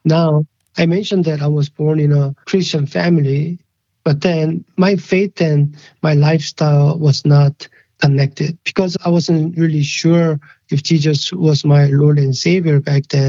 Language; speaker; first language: English; early bilingual, other home language; Korean